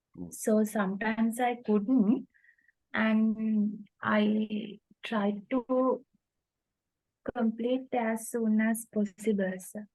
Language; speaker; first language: English; non-native, learner; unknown